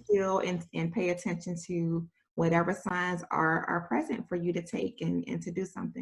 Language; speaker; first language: English; native; English